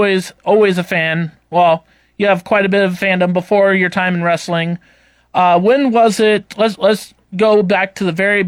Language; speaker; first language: English; native; English